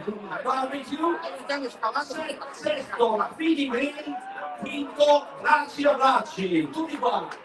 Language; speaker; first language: Italian; native; Italian